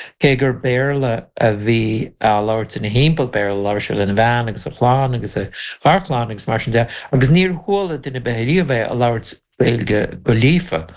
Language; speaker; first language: Irish; non-native, local second language; English